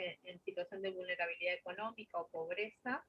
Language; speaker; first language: Spanish; native; Spanish